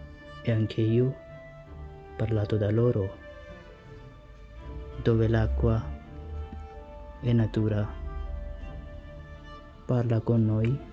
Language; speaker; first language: Italian; non-native, learner; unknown